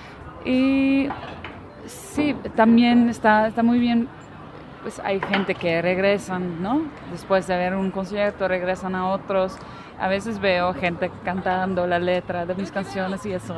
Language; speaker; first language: Spanish; non-native, fluent; Dutch